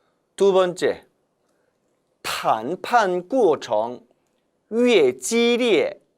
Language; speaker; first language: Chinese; non-native, fluent; Korean